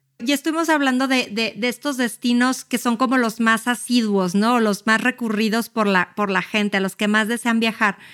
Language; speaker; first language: Spanish; native; Spanish